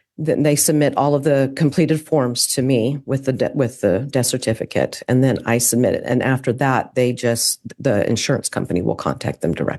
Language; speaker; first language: English; native; English